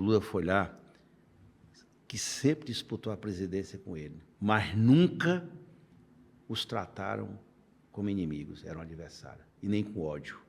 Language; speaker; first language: Portuguese; native; Portuguese